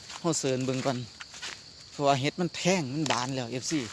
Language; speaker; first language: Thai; non-native, local second language; Northeastern Thai